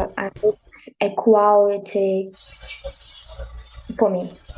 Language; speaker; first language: English; non-native, learner; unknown